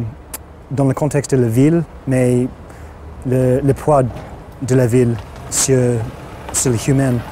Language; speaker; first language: French; non-native, fluent; English